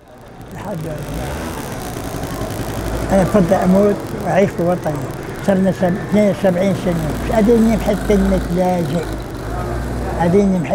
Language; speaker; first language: Arabic; native; Arabic